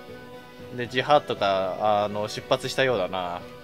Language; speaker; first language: Japanese; native; Japanese